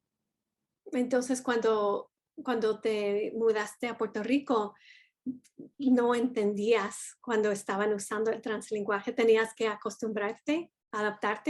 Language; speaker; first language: Spanish; non-native, fluent; English